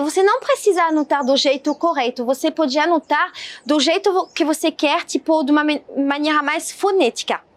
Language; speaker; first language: Portuguese; non-native, fluent; French